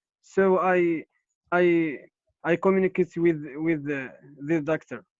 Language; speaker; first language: English; non-native, learner; Arabic